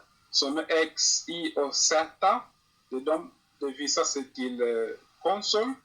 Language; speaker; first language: Swedish; non-native, learner; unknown